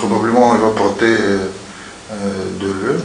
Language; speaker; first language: French; non-native, learner; Russian